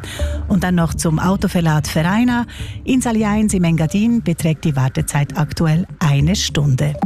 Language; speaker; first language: German; native; German